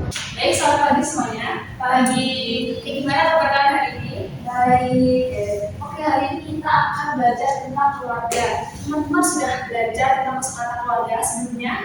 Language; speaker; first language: Indonesian; native; Indonesian